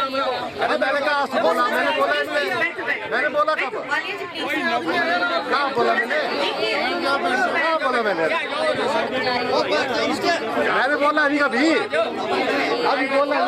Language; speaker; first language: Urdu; non-native, local second language; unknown